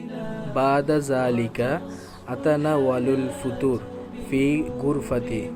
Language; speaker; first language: Arabic; non-native, learner; Malay